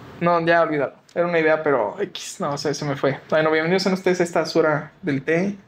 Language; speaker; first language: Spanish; native; Spanish